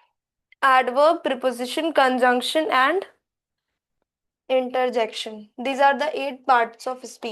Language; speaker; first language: English; non-native, local second language; Hindi